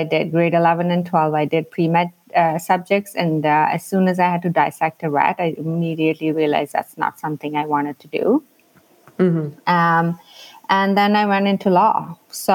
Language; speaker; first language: English; non-native, local second language; Punjabi